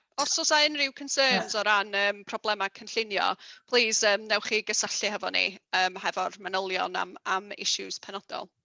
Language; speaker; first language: Welsh; native; Welsh